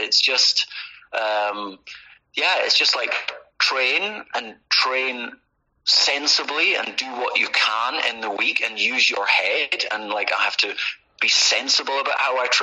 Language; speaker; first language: English; native; English